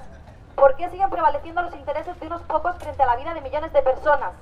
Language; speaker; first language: Spanish; native; Spanish